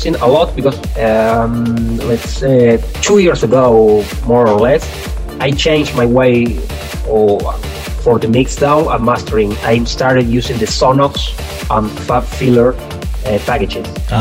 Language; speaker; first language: English; non-native, fluent; Spanish